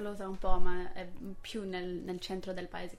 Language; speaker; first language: Italian; non-native, fluent; English